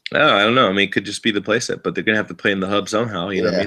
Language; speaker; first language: English; native; English